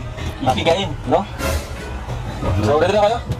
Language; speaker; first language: Filipino; native; Filipino